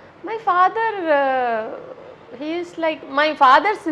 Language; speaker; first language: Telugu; non-native, local second language; Tamil